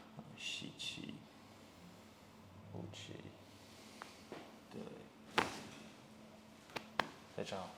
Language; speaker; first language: Chinese; non-native, fluent; English